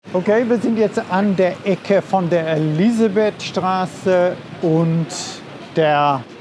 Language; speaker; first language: German; non-native, fluent; English